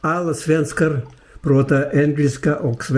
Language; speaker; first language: Swedish; non-native, learner; Russian